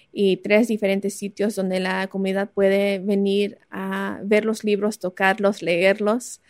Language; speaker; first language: Spanish; early bilingual, other home language; English